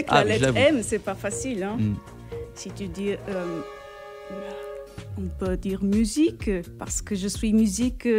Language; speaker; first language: French; non-native, fluent; Portuguese